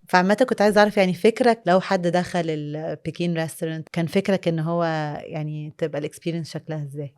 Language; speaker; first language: Egyptian Arabic; native; Egyptian Arabic